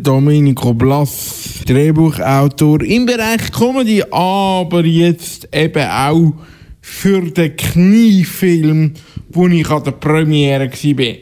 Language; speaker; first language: German; native; German